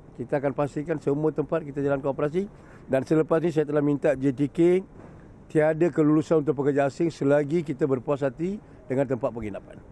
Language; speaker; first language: Malay; non-native, local second language; Tamil